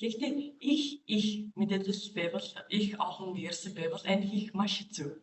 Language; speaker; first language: Mongolian; non-native, learner; English